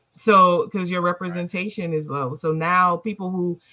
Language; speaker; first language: English; native; English